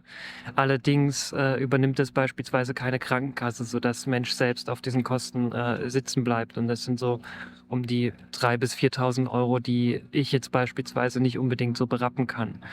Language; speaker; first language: German; native; German